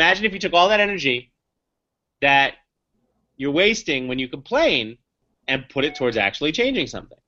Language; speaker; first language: English; native; English